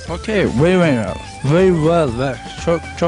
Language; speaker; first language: English; non-native, learner; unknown